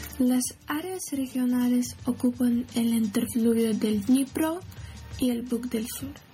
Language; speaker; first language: Spanish; non-native, fluent; Ukrainian